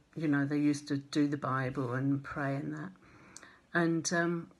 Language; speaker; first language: English; native; English